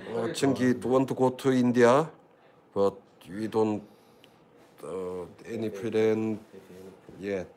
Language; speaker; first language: English; non-native, learner; Korean